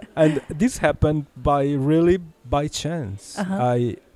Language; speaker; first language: English; early bilingual, heritage; Italian